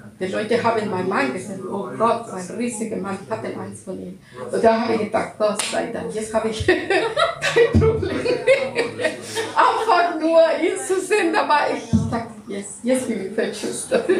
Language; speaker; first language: German; non-native, learner; Russian